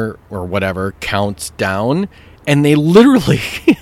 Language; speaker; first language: English; native; English